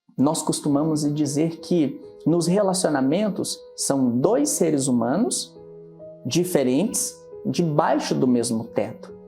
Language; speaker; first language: Portuguese; native; Portuguese